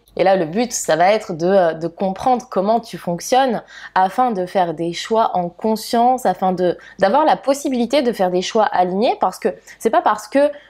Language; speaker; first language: French; native; French